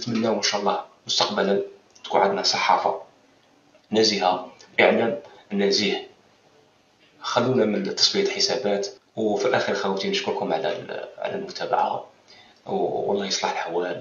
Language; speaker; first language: Arabic; native; Arabic